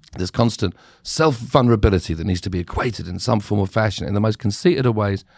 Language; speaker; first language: English; native; English